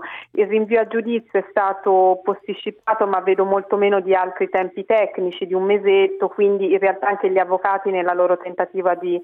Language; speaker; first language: Italian; native; Italian